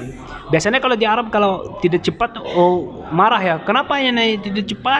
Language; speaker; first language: Indonesian; non-native, learner; Arabic